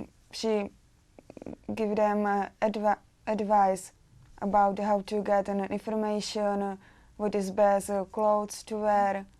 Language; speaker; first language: English; non-native, learner; Czech